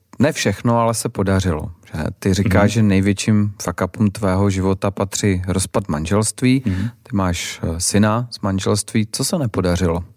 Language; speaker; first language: Czech; native; Czech